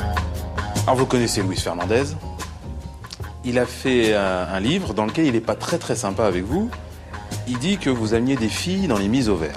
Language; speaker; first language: French; native; French